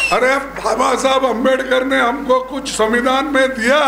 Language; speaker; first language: Hindi; non-native, local second language; Kannada